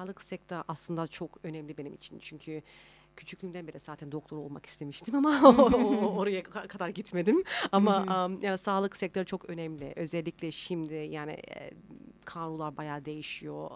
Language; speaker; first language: Turkish; early bilingual, heritage; Turkish